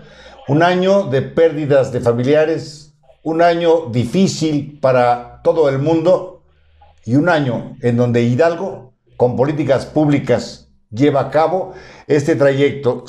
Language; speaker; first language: Spanish; native; Spanish